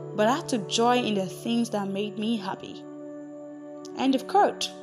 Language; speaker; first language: English; non-native, local second language; Igbo